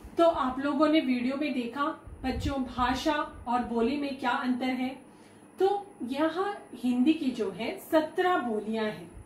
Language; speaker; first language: Hindi; non-native, local second language; Malayalam